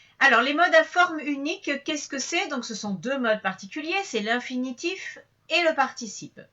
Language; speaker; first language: French; native; French